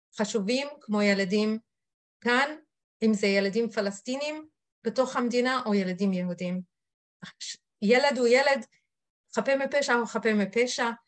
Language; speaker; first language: Hebrew; non-native, local second language; Arabic